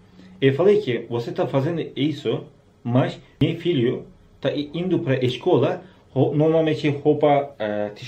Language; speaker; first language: Portuguese; non-native, learner; Turkish